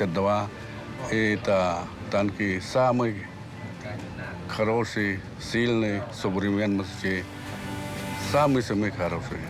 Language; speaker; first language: Russian; non-native, learner; Lao